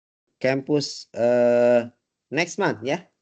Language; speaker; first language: English; non-native, learner; Indonesian